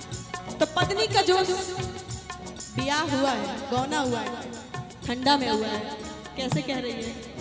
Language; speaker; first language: Hindi; non-native, local second language; Bhojpuri